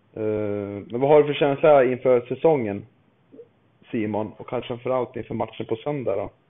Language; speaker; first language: Swedish; native; Swedish